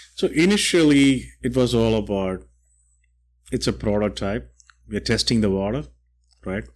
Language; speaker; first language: English; non-native, local second language; Malayalam